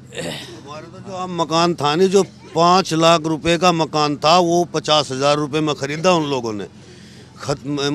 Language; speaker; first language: Hindi; native; Hindi